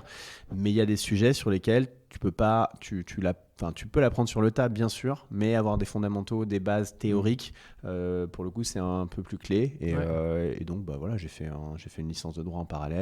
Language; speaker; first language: French; native; French